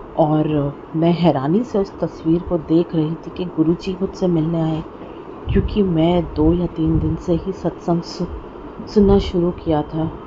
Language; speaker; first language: Hindi; non-native, local second language; Punjabi